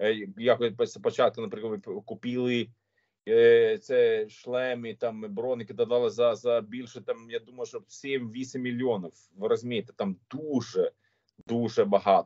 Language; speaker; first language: Ukrainian; non-native, learner; Swedish